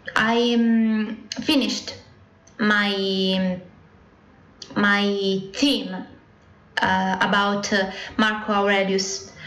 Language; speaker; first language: English; non-native, learner; Italian